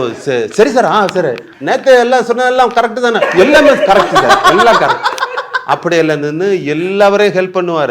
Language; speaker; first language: Tamil; non-native, learner; Malayalam